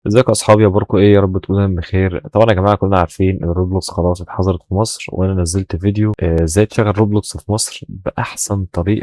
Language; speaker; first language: Arabic; native; Arabic